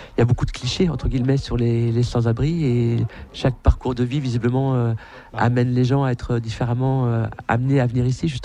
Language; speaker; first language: French; native; French